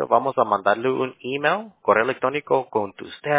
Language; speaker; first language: Spanish; early bilingual, heritage; Spanish